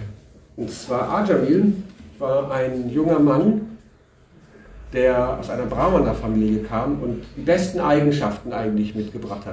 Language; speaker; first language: German; native; German